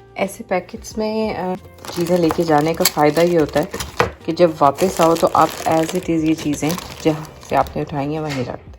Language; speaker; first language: Urdu; native; Urdu